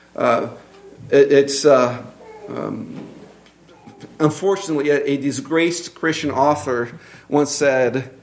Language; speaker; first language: English; non-native, fluent; Portuguese